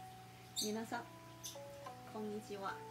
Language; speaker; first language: Japanese; non-native, fluent; Chinese